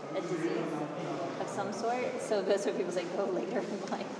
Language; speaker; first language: English; native; English